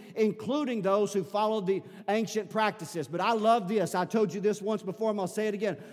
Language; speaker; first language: English; native; English